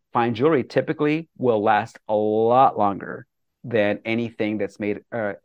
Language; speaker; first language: English; native; English